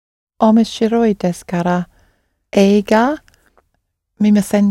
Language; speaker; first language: Japanese; non-native, learner; English